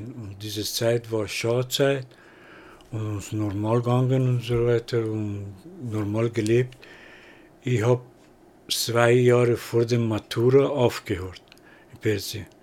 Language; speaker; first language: German; non-native, learner; Persian